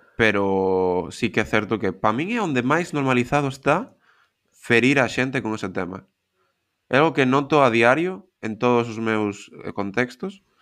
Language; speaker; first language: Galician; non-native, local second language; Spanish